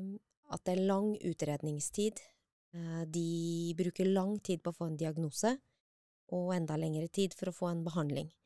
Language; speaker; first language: Norwegian; native; Norwegian